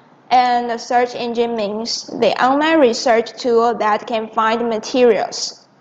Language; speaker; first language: English; non-native, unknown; Chinese